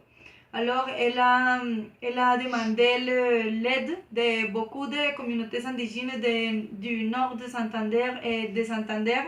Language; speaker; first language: French; non-native, learner; Spanish